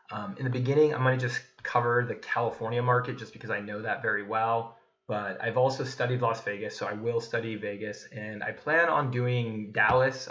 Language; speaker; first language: English; native; English